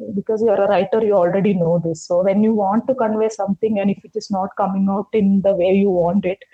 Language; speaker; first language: English; non-native, local second language; Malayalam